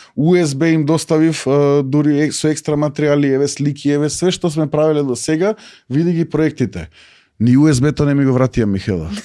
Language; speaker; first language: Macedonian; native; Macedonian